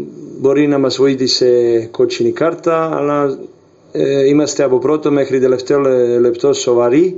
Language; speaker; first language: Greek; non-native, fluent; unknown